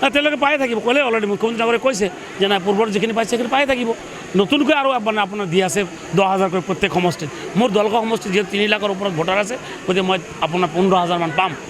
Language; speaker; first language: Assamese; non-native, local second language; Bangla